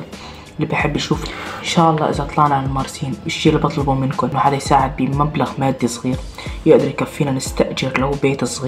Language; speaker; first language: Arabic; native; Arabic